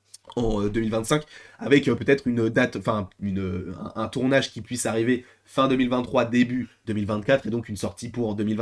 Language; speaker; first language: French; native; French